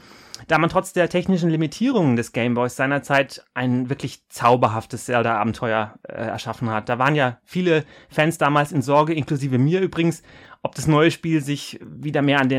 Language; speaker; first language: German; native; German